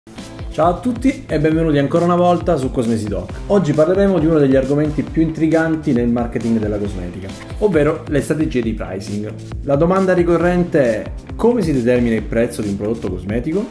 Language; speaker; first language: Italian; native; Italian